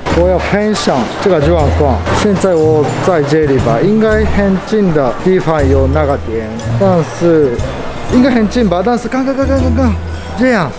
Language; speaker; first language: Chinese; non-native, fluent; Japanese